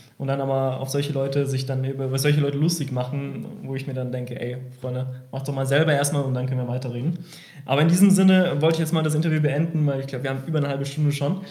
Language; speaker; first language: German; early bilingual, other home language; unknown